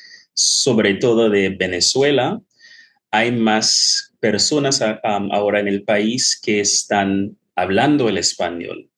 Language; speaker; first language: Spanish; non-native, fluent; English